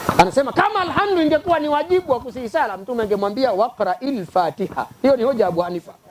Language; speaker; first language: Swahili; native; Swahili